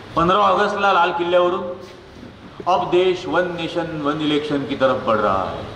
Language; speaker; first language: Hindi; non-native, local second language; Marathi